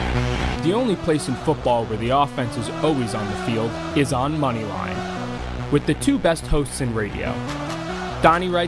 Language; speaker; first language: English; native; English